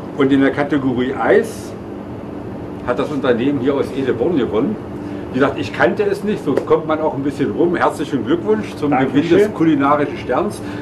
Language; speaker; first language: German; native; German